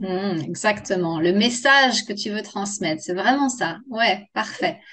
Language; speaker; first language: French; native; French